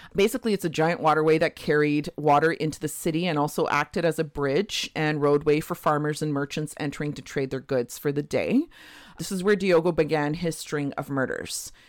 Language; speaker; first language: English; native; English